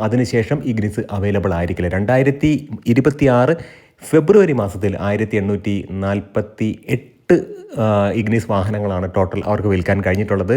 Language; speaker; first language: Malayalam; native; Malayalam